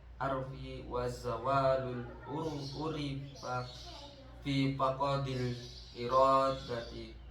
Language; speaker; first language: Arabic; non-native, learner; Indonesian